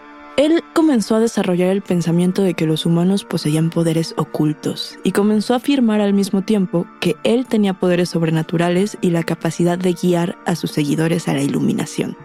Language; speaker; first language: Spanish; native; Spanish